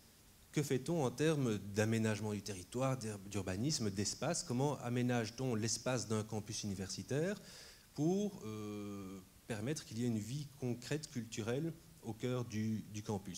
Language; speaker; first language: French; native; French